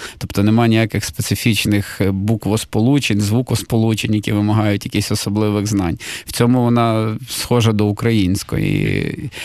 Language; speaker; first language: Ukrainian; native; Ukrainian